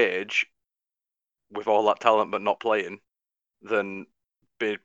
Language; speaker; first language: English; native; English